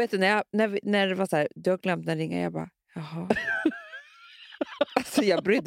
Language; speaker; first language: Swedish; native; Swedish